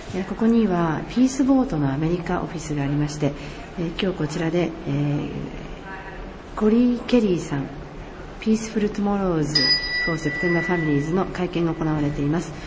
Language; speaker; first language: Japanese; native; Japanese